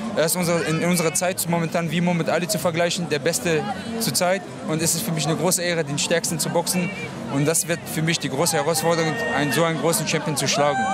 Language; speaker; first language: German; early bilingual, other home language; Arabic